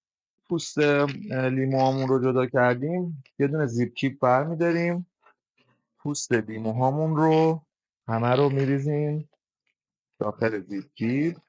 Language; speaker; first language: Persian; native; Persian